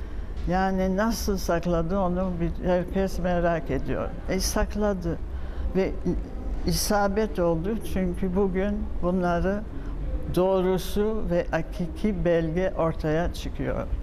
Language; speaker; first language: Turkish; non-native, fluent; French